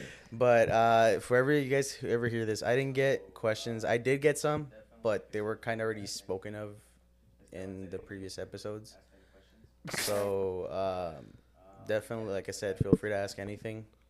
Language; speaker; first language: English; early bilingual, other home language; Spanish